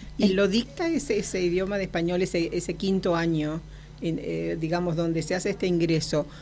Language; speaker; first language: Spanish; native; Spanish